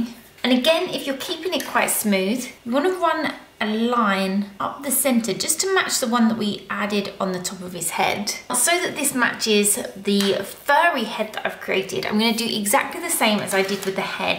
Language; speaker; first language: English; native; English